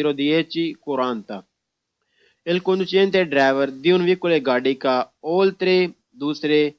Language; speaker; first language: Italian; non-native, learner; Urdu